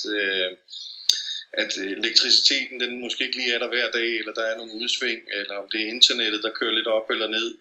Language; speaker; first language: Danish; native; Danish